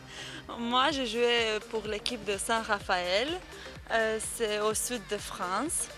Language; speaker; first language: French; non-native, fluent; Romanian